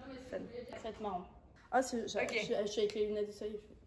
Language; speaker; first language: French; native; French